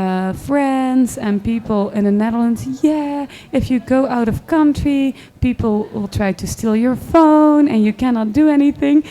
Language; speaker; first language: English; non-native, fluent; Dutch